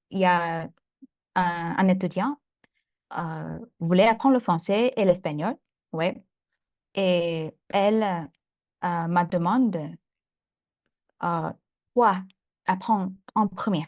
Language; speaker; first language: French; non-native, fluent; Thai